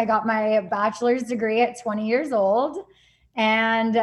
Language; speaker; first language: English; native; English